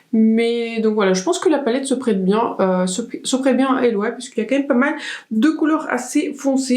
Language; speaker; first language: French; native; French